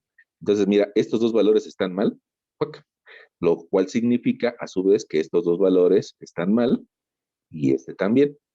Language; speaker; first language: Spanish; native; Spanish